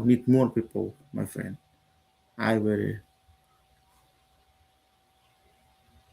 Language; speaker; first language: English; non-native, learner; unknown